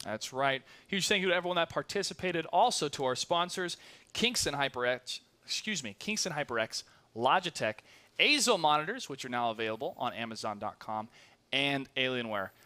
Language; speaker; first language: English; native; English